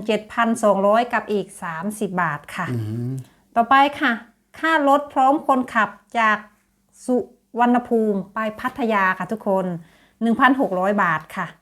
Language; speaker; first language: Thai; native; Thai